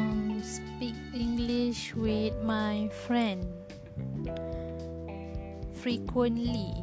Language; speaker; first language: English; non-native, learner; Malay